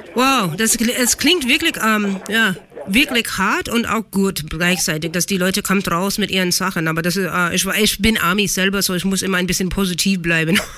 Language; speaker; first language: German; non-native, learner; English